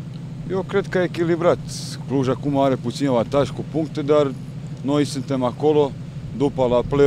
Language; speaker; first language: Romanian; non-native, learner; Croatian